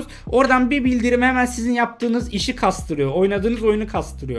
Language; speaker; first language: Turkish; native; Turkish